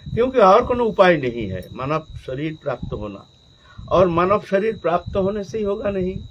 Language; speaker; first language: Hindi; non-native, local second language; Bangla